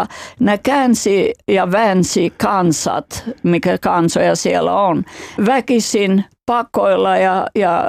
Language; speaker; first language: Finnish; non-native, fluent; Albanian